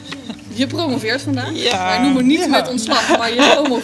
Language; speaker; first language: Dutch; native; Dutch